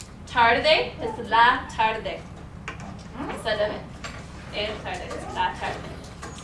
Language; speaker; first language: Spanish; non-native, fluent; English